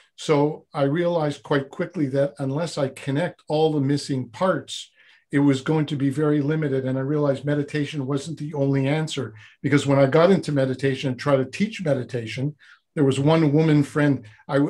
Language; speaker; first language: English; native; English